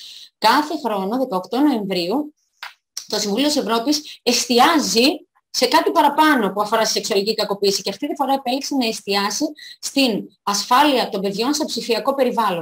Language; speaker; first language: Greek; native; Greek